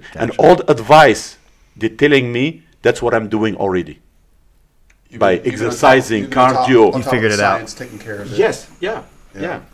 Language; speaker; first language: English; early bilingual, other home language; Arabic